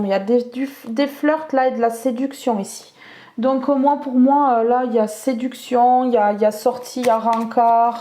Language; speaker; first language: French; native; French